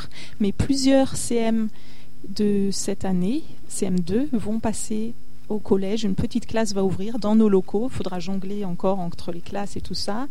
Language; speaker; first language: French; native; French